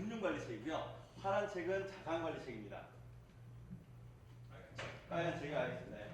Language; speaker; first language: Korean; native; Korean